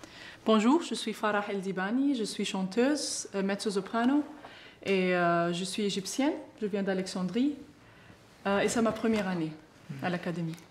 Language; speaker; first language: French; non-native, fluent; Arabic